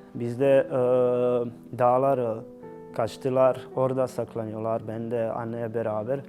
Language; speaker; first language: Turkish; non-native, learner; Bosnian